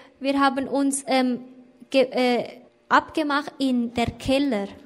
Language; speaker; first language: German; non-native, learner; Thai